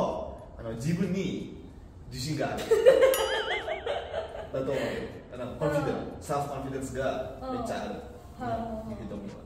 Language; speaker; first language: Japanese; non-native, fluent; Indonesian